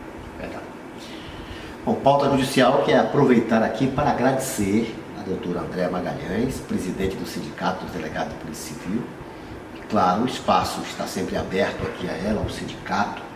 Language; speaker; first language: Portuguese; native; Portuguese